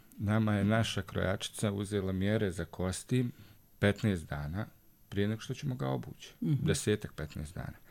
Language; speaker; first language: Serbian; native; Serbian